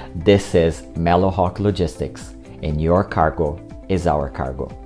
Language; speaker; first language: English; non-native, fluent; Portuguese